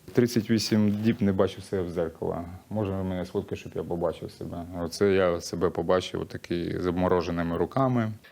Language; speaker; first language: Ukrainian; early bilingual, other home language; Russian